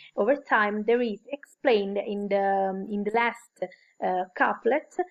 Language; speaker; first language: English; non-native, fluent; Italian